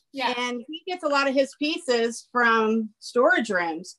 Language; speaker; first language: English; native; English